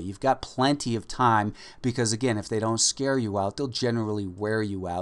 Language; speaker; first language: English; native; English